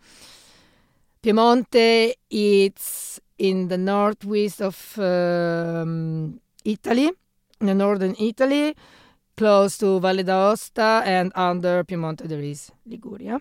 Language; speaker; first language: English; non-native, fluent; Italian